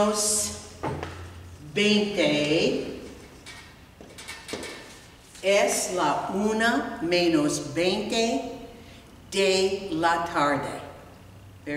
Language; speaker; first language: Spanish; non-native, fluent; English